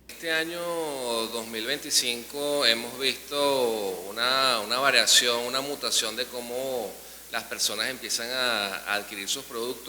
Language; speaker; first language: Spanish; native; Spanish